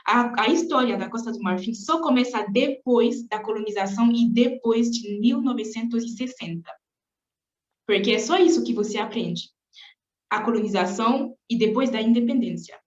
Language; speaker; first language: Portuguese; non-native, fluent; French